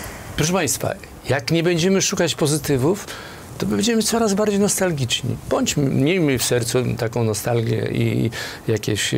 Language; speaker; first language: Polish; native; Polish